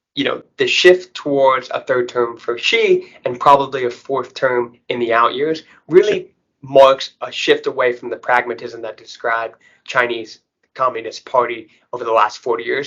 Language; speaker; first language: English; native; English